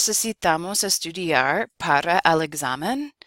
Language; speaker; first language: Spanish; non-native, fluent; English